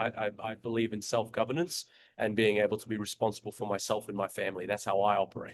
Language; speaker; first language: English; native; English